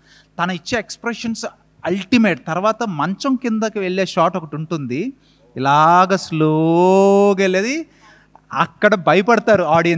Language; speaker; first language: Telugu; native; Telugu